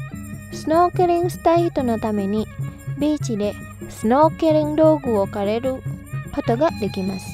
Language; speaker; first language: Japanese; non-native, fluent; Indonesian